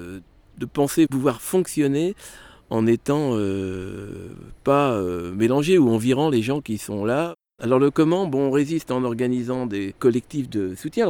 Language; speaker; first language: French; native; French